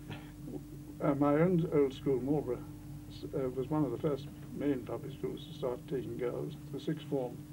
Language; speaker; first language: English; native; English